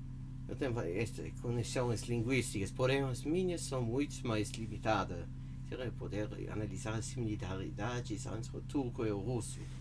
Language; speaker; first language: Portuguese; non-native, fluent; German